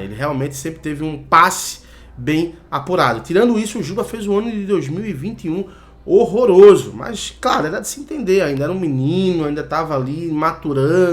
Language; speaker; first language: Portuguese; native; Portuguese